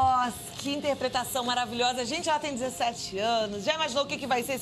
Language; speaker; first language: Portuguese; native; Portuguese